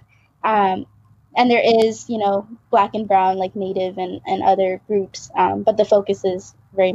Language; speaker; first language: English; native; English